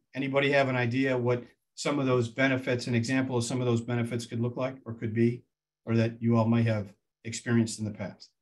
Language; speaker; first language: English; native; English